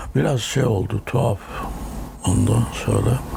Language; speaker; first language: Turkish; native; Turkish